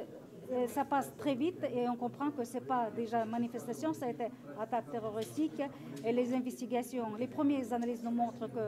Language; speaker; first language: French; non-native, fluent; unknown